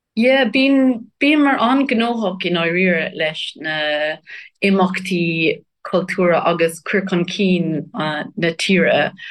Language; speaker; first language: Irish; non-native, local second language; English